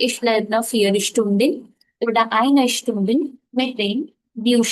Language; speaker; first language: German; non-native, learner; Hindi